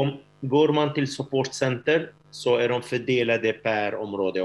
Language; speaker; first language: Swedish; non-native, fluent; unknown